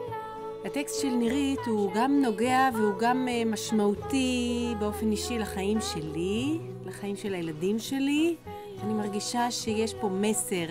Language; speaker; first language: Hebrew; native; Hebrew